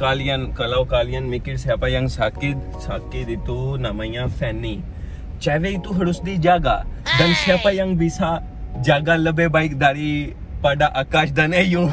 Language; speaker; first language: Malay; non-native, learner; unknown